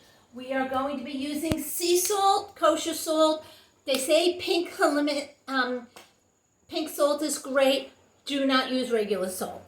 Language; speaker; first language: English; native; English